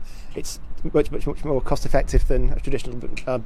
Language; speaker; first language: English; native; English